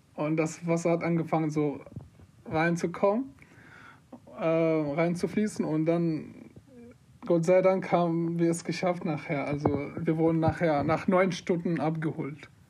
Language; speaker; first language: German; non-native, fluent; Arabic